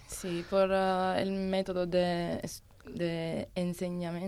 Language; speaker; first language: Spanish; non-native, learner; Italian